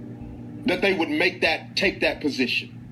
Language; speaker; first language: English; native; English